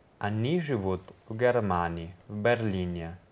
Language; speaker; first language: Russian; non-native, learner; Italian